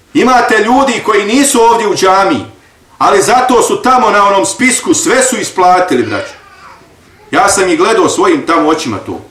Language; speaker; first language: Bosnian; native; Bosnian